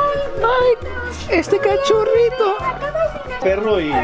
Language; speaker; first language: Spanish; native; Spanish